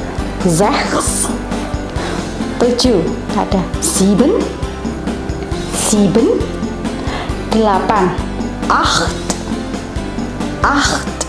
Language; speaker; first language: German; non-native, fluent; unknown